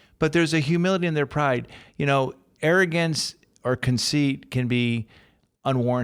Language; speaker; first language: English; native; English